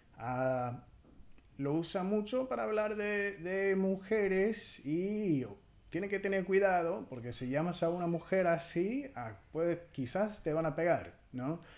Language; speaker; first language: Spanish; non-native, fluent; English